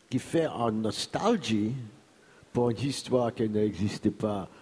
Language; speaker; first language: French; non-native, learner; English